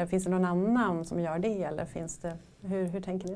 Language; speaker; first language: Swedish; native; Swedish